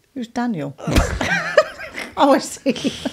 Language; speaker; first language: English; native; English